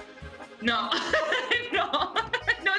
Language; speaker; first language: Spanish; non-native, learner; English